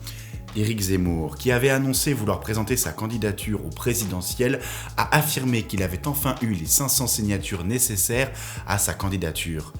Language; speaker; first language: French; native; French